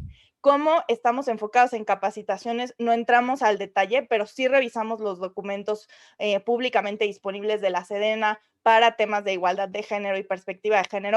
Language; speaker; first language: Spanish; native; Spanish